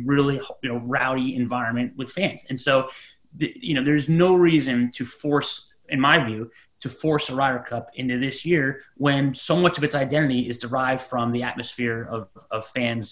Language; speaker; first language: English; native; English